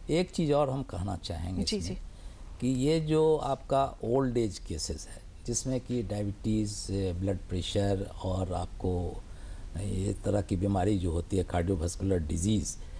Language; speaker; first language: Hindi; native; Hindi